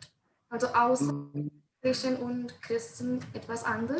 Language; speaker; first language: German; non-native, learner; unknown